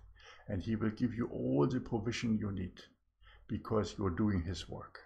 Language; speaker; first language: English; non-native, fluent; German